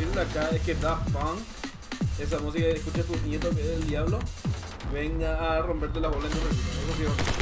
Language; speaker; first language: Spanish; native; Spanish